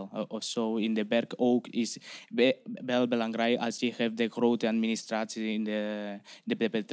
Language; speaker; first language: Dutch; non-native, learner; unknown